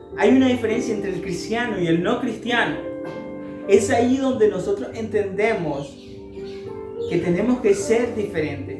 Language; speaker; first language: Spanish; native; Spanish